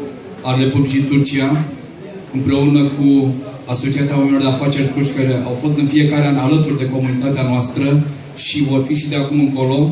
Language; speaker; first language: Romanian; non-native, local second language; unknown